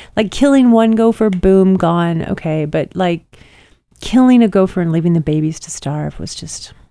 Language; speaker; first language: English; native; English